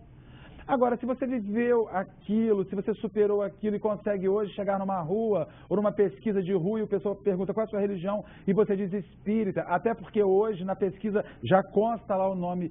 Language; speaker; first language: Portuguese; native; Portuguese